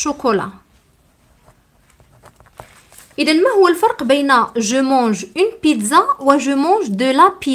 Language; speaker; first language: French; non-native, local second language; Arabic